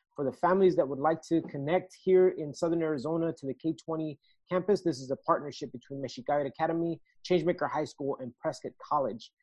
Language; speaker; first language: English; early bilingual, other home language; Spanish